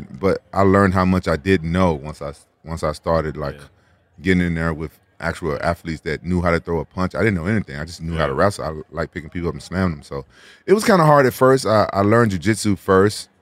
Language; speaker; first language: English; native; English